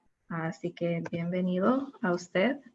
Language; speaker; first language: Spanish; non-native, learner; English